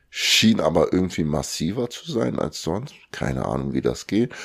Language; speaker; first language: German; early bilingual, other home language; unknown